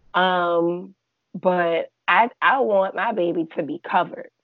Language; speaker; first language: English; native; English